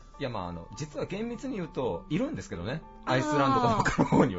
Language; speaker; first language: Japanese; native; Japanese